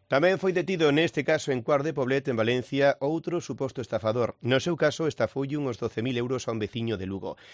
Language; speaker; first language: Galician; native; Galician